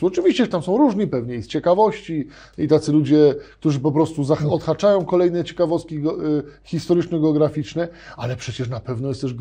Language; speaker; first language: Polish; native; Polish